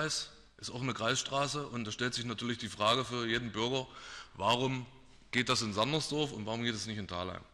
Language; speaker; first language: German; native; German